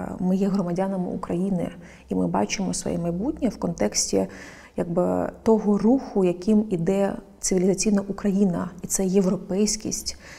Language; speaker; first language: Ukrainian; non-native, local second language; Crimean Tatar